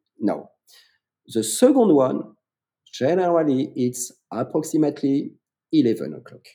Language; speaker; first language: English; non-native, fluent; French